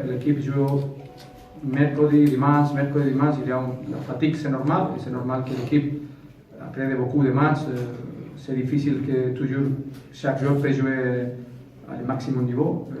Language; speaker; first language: French; non-native, fluent; Spanish